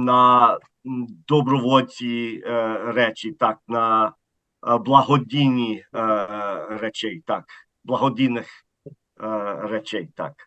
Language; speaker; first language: Ukrainian; early bilingual, heritage; Ukrainian